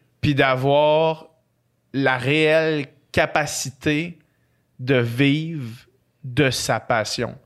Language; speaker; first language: French; native; French